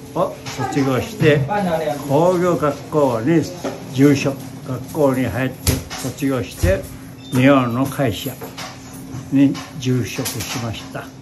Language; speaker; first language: Japanese; non-native, local second language; Chinese